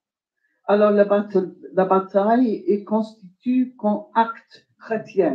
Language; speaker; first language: French; non-native, fluent; English